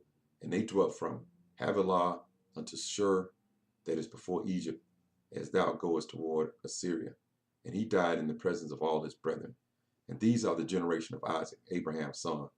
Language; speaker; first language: English; native; English